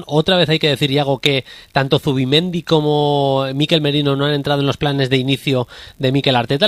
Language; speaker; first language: Spanish; native; Spanish